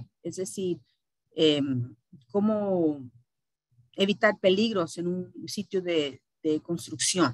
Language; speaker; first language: Spanish; early bilingual, heritage; Spanish